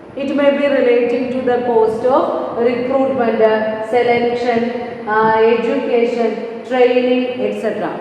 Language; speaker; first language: English; non-native, local second language; Malayalam